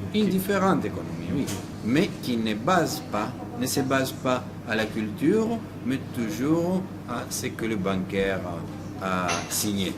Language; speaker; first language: French; non-native, fluent; Greek